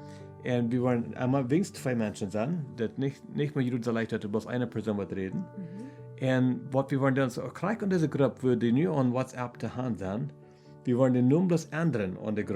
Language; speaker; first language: German; non-native, learner; Plautdietsch